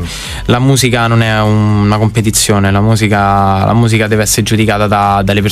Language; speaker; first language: Italian; native; Italian